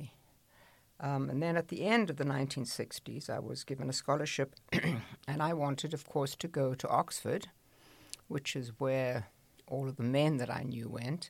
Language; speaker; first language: English; native; English